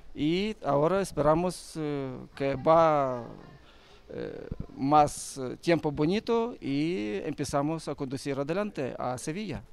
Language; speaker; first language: Spanish; non-native, learner; Ukrainian